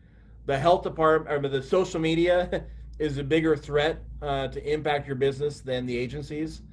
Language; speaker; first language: English; native; English